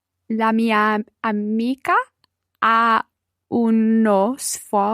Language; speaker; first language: Italian; non-native, learner; English